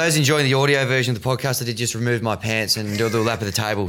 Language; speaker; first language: English; native; English